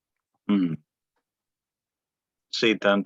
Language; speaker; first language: Spanish; early bilingual, heritage; Spanish